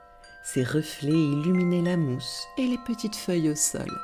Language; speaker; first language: French; native; French